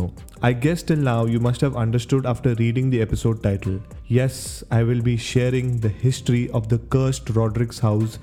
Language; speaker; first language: English; non-native, local second language; Konkani